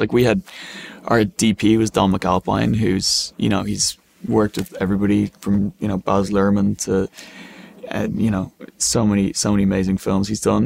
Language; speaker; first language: English; native; English